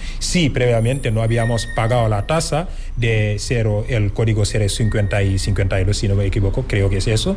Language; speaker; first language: Spanish; non-native, fluent; Wolof